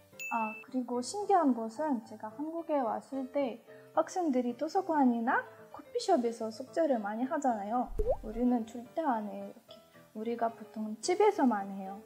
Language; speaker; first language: Korean; non-native, fluent; Russian